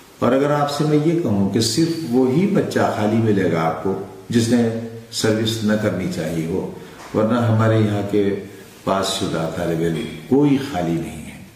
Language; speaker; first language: Urdu; native; Urdu